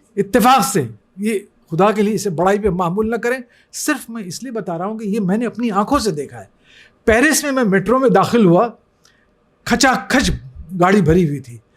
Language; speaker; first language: Urdu; native; Urdu